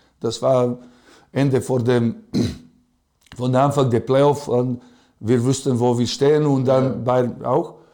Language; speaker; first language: German; non-native, fluent; Serbian